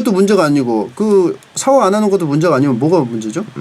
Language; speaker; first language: Korean; native; Korean